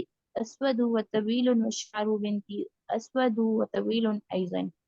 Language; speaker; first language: Arabic; non-native, learner; Urdu